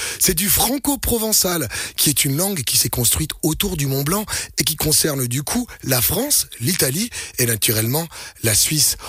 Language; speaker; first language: French; native; French